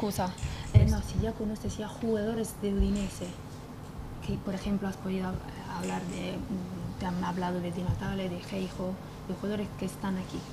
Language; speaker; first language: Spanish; non-native, fluent; Italian